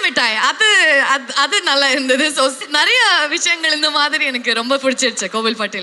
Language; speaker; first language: Tamil; non-native, learner; Kannada